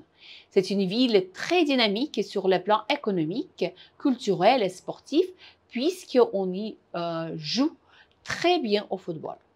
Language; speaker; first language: French; non-native, fluent; Uzbek